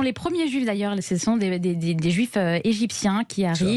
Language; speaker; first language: French; native; French